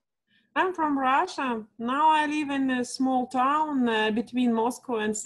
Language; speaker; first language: English; non-native, learner; Russian